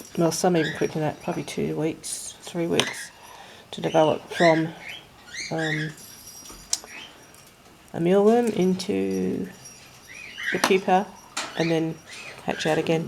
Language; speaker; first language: English; native; English